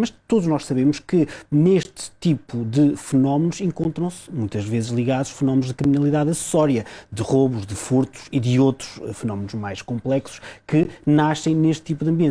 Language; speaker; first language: Portuguese; native; Portuguese